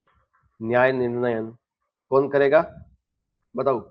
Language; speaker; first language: Hindi; native; Hindi